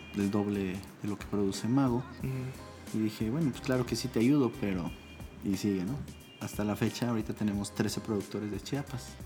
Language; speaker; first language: Spanish; native; Spanish